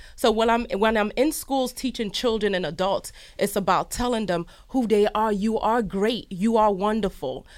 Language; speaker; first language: English; early bilingual, other home language; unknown